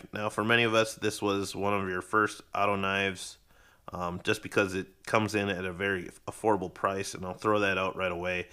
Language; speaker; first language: English; native; English